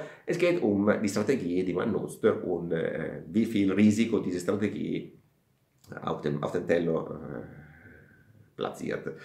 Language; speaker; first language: German; non-native, fluent; Italian